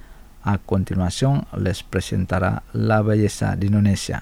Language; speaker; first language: Spanish; non-native, fluent; Indonesian